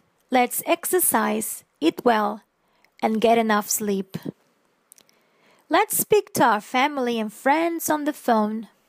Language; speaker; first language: English; non-native, fluent; Portuguese